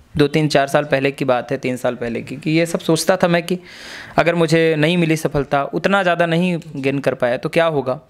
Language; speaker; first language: Hindi; native; Hindi